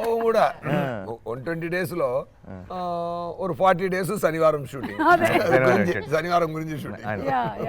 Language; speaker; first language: Telugu; non-native, learner; Tamil